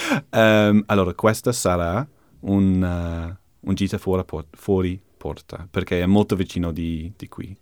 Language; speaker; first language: Italian; non-native, learner; English